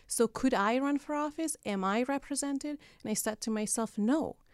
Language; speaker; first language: English; non-native, fluent; Hungarian